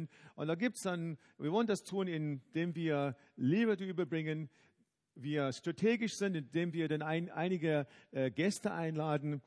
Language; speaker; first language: German; non-native, fluent; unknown